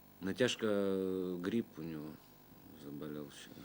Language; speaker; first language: Russian; native; Russian